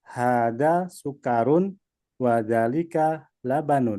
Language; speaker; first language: Arabic; non-native, learner; Indonesian